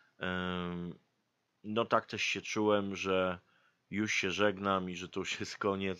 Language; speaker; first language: Polish; native; Polish